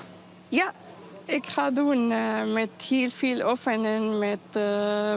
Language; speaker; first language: Dutch; non-native, learner; Arabic